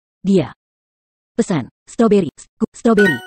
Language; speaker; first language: Indonesian; non-native, learner; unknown